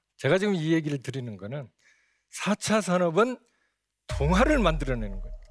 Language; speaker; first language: Korean; native; Korean